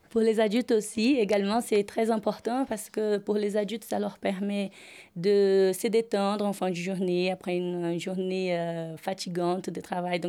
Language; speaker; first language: French; non-native, fluent; Portuguese